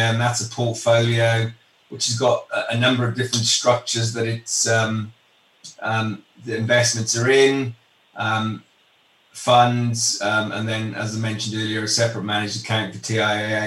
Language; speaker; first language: English; native; English